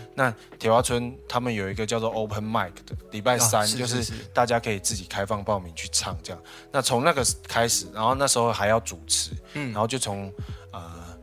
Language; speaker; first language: Chinese; non-native, local second language; Hakka Chinese